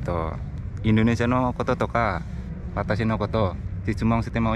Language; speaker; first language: Japanese; non-native, fluent; Indonesian